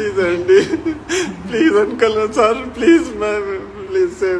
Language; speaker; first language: English; non-native, learner; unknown